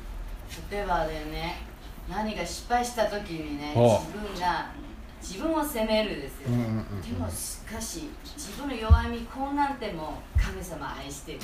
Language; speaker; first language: Japanese; non-native, fluent; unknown